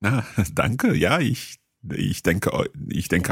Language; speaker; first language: German; non-native, learner; English